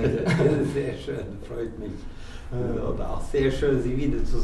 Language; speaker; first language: German; non-native, fluent; Norwegian